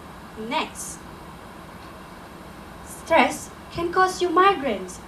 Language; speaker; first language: English; non-native, local second language; Malay